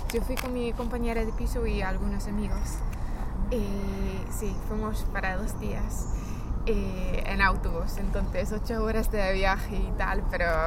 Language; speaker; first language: Spanish; non-native, fluent; English